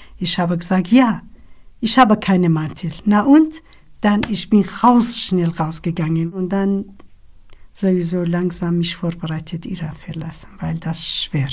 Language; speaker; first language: German; non-native, learner; Kurdish